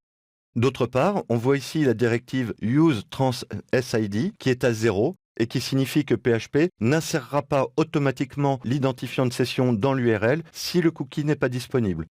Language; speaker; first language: French; native; French